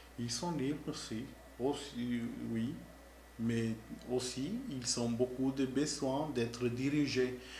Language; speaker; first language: French; non-native, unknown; Spanish